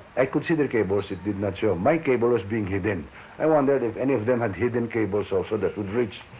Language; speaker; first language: English; non-native, local second language; Filipino